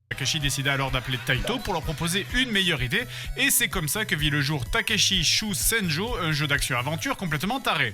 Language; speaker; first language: French; native; French